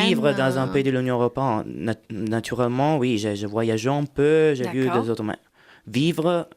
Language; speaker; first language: French; non-native, fluent; Italian